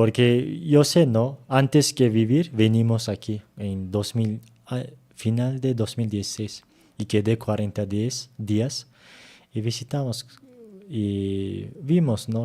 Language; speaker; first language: Spanish; non-native, learner; Turkish